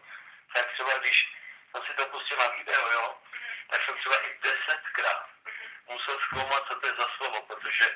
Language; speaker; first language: Czech; non-native, local second language; Romany